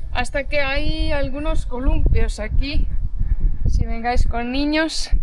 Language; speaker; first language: Spanish; non-native, fluent; Estonian